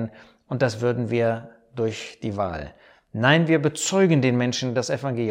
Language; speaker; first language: German; native; German